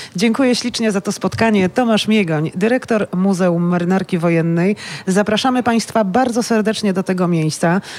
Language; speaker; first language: Polish; native; Polish